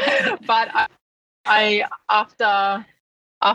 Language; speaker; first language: English; native; English